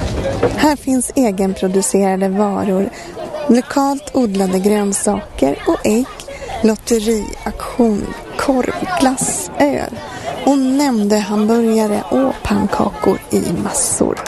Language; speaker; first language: Swedish; native; Swedish